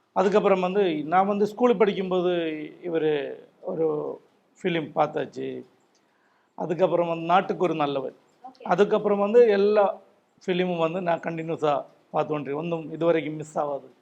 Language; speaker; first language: Tamil; non-native, local second language; Malayalam